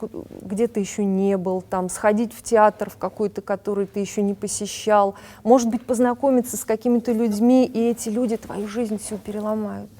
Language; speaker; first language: Russian; native; Russian